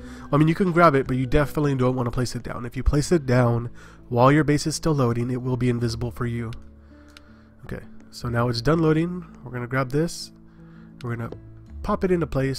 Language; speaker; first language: English; native; English